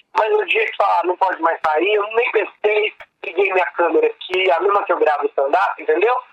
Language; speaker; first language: Portuguese; native; Portuguese